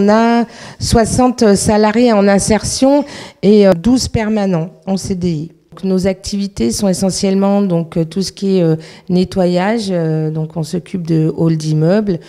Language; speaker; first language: French; native; French